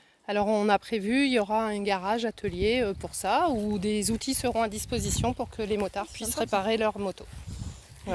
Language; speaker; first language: French; native; French